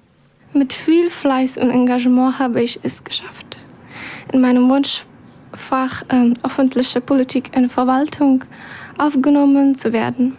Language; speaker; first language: German; non-native, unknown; Persian